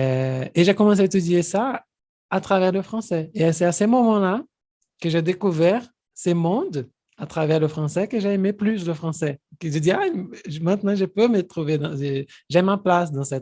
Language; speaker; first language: French; non-native, fluent; Portuguese